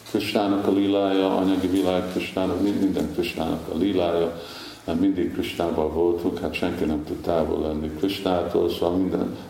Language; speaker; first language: Hungarian; early bilingual, heritage; Hungarian